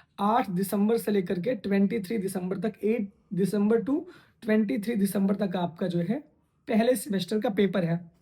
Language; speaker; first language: Hindi; native; Hindi